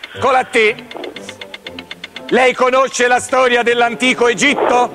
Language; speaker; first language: Italian; native; Italian